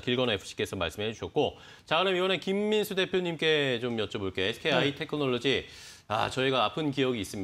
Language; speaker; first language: Korean; native; Korean